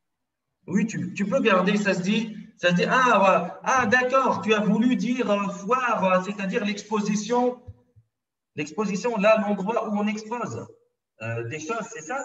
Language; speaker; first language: French; non-native, local second language; Arabic